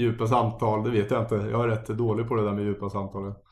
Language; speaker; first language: Swedish; native; Swedish